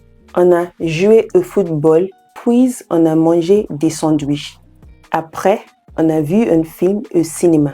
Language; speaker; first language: French; non-native, fluent; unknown